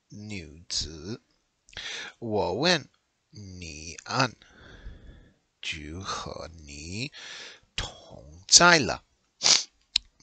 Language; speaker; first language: Chinese; non-native, learner; English